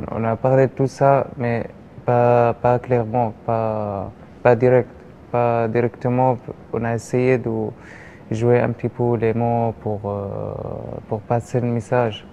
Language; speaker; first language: French; non-native, learner; Arabic